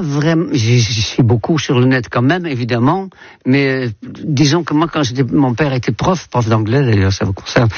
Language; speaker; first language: French; non-native, fluent; Dutch